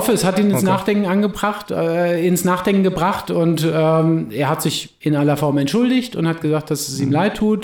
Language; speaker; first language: German; native; German